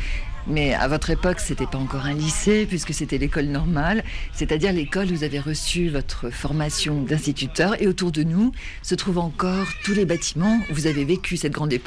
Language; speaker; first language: French; native; French